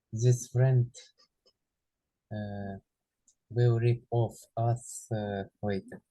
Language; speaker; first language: English; non-native, learner; Ukrainian